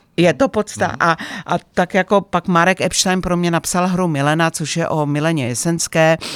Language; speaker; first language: Czech; native; Czech